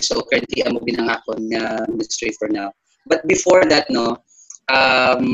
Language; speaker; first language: English; non-native, local second language; Hiligaynon